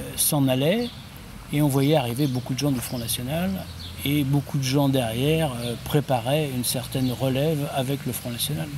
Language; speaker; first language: French; native; French